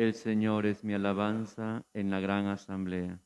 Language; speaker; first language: Spanish; native; Spanish